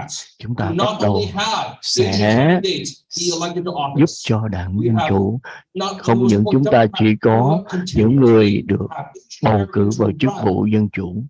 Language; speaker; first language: Vietnamese; native; Vietnamese